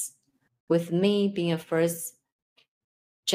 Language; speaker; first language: English; non-native, fluent; Chinese